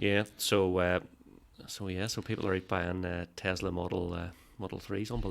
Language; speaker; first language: English; native; English